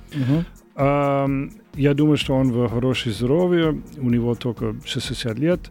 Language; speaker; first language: Russian; non-native, learner; English